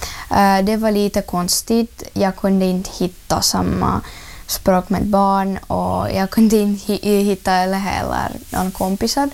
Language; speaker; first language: Swedish; early bilingual, other home language; Russian